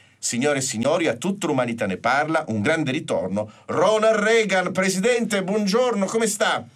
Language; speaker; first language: Italian; native; Italian